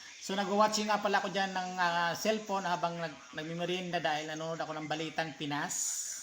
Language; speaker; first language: Filipino; non-native, local second language; Masbatenyo